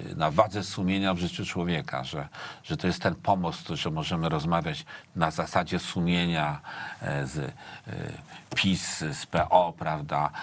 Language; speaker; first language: Polish; native; Polish